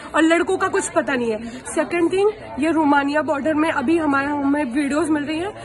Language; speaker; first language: Hindi; native; Hindi